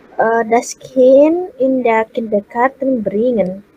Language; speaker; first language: German; non-native, learner; Indonesian